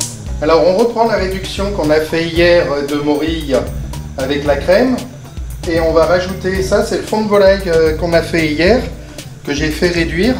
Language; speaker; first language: French; native; French